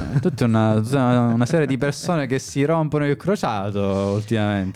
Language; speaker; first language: Italian; native; Italian